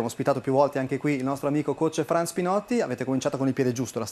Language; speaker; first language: Italian; native; Italian